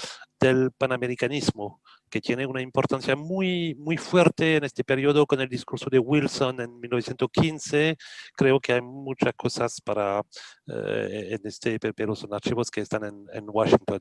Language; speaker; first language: Spanish; non-native, fluent; French